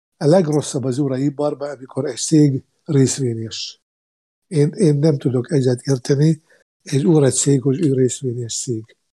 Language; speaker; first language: Hungarian; non-native, fluent; Arabic